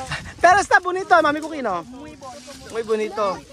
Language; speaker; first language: Spanish; non-native, learner; Filipino